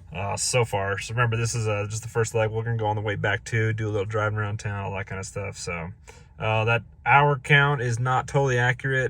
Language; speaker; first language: English; native; English